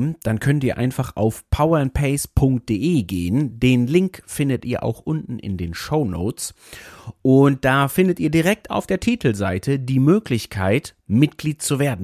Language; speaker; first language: German; native; German